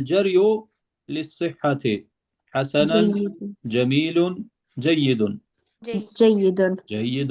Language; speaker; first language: Arabic; non-native, fluent; Albanian